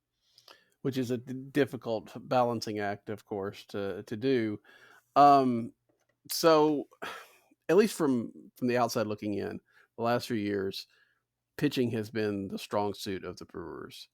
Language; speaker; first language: English; native; English